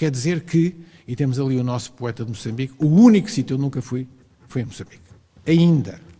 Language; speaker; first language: Portuguese; native; Portuguese